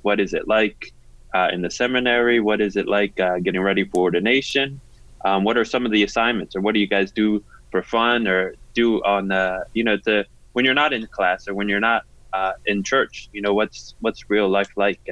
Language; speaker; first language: English; native; English